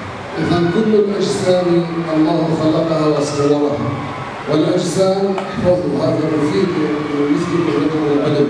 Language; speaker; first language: Arabic; native; Arabic